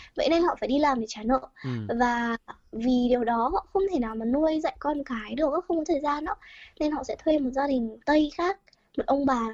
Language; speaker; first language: Vietnamese; early bilingual, heritage; Vietnamese